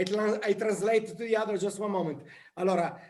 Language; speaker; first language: English; non-native, learner; Italian